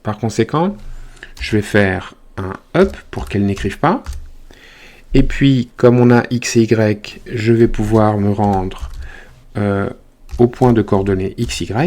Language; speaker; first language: French; native; French